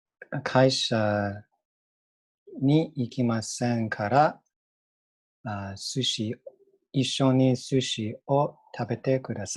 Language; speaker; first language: Japanese; non-native, learner; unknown